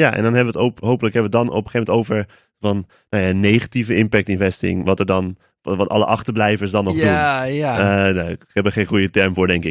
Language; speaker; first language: Dutch; native; Dutch